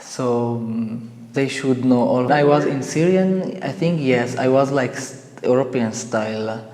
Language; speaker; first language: English; non-native, learner; Arabic